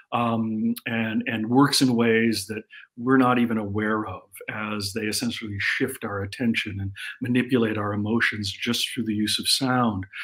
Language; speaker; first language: English; native; English